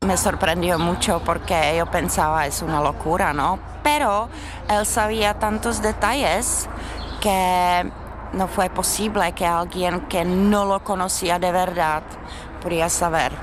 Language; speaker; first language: Spanish; non-native, fluent; Czech